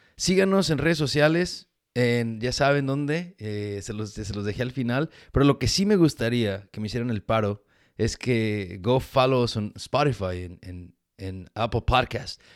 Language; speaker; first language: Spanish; early bilingual, heritage; Spanish